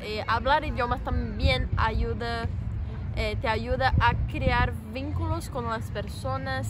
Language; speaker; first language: Spanish; non-native, learner; Portuguese